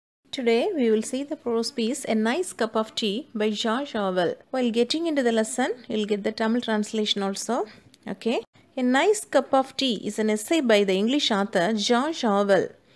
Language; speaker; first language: English; non-native, local second language; Tamil